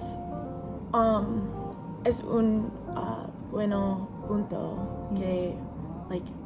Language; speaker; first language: Spanish; non-native, learner; English